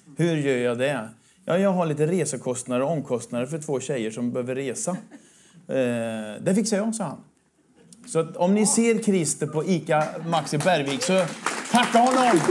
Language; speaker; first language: Swedish; native; Swedish